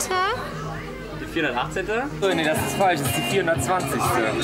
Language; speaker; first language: German; native; German